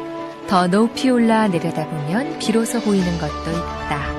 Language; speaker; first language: Korean; native; Korean